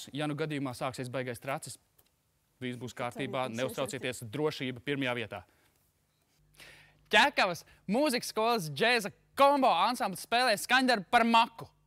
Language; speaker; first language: Latvian; native; Latvian